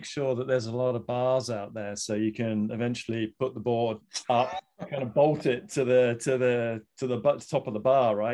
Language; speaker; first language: English; native; English